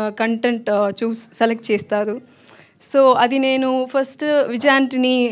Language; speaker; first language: Telugu; non-native, learner; Tamil